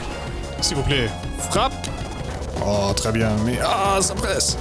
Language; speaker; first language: French; non-native, learner; German